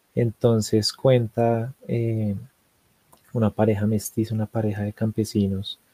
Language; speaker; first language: Spanish; native; Spanish